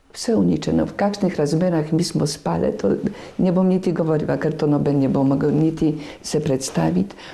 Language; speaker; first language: Slovenian; non-native, fluent; Polish